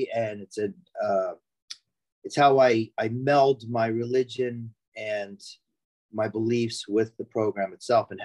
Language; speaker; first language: English; native; English